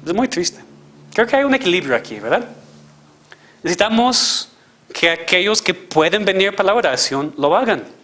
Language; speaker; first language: Spanish; non-native, fluent; English